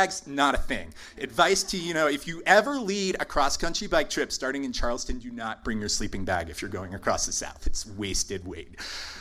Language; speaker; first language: English; native; English